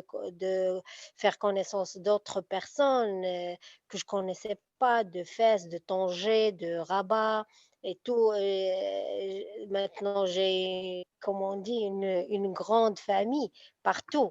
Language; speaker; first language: French; non-native, local second language; Arabic